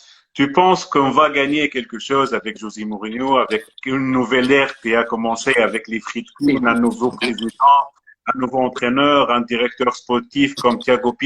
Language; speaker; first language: French; non-native, fluent; Italian